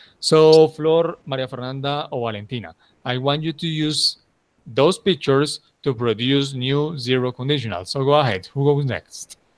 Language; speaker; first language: English; non-native, fluent; Spanish